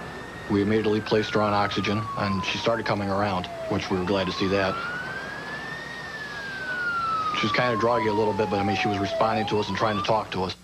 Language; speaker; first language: English; native; English